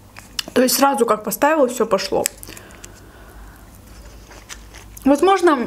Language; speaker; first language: Russian; native; Russian